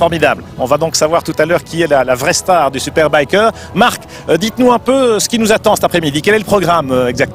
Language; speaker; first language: French; native; French